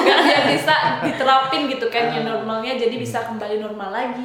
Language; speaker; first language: Indonesian; native; Indonesian